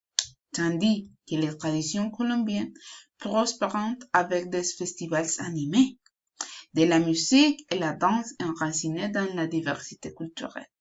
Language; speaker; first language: French; non-native, learner; Spanish